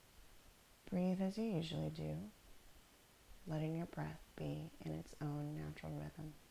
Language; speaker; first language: English; native; English